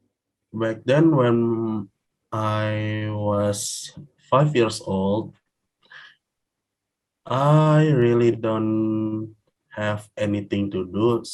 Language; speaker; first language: English; non-native, learner; Indonesian